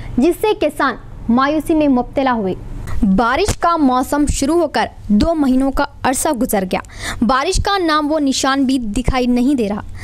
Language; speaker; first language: Urdu; native; Urdu